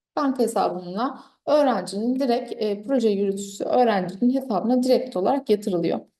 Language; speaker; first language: Turkish; native; Turkish